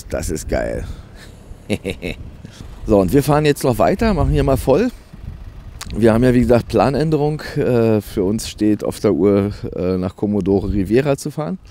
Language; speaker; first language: German; native; German